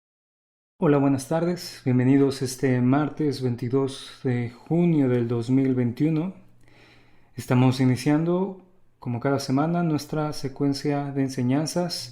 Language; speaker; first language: Spanish; native; Spanish